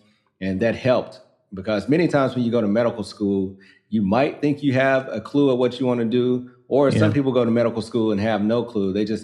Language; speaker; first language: English; native; English